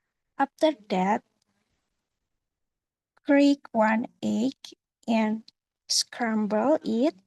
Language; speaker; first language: English; non-native, learner; Indonesian